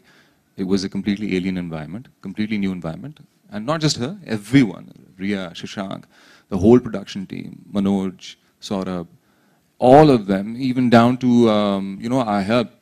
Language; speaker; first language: English; non-native, local second language; Urdu